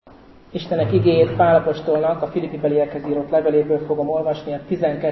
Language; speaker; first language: Hungarian; native; Hungarian